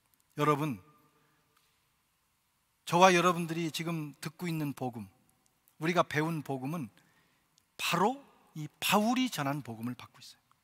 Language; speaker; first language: Korean; native; Korean